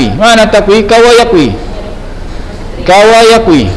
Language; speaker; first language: Arabic; non-native, fluent; Indonesian